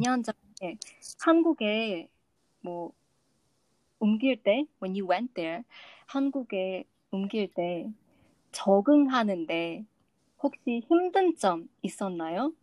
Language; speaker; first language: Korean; non-native, learner; English